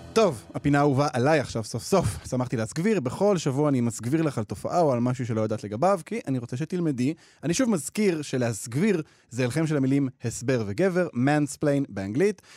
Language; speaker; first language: Hebrew; native; Hebrew